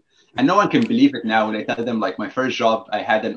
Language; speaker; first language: English; non-native, fluent; Arabic